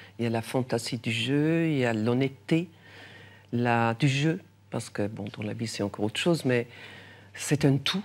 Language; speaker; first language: French; non-native, local second language; German